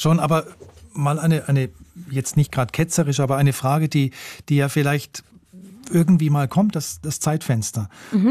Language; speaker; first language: German; native; German